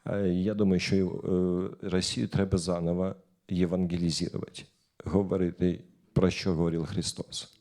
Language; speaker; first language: Ukrainian; non-native, local second language; Russian